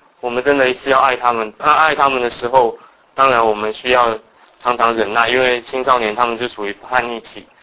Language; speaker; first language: Chinese; early bilingual, other home language; Cantonese